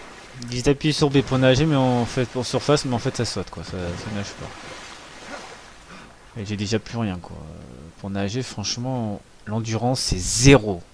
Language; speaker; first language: French; native; French